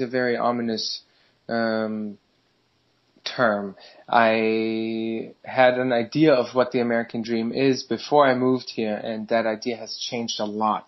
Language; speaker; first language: English; non-native, fluent; German